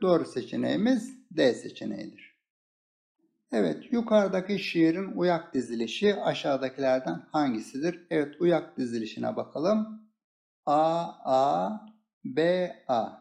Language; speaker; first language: Turkish; native; Turkish